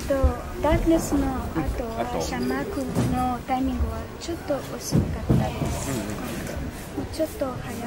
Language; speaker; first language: Japanese; non-native, learner; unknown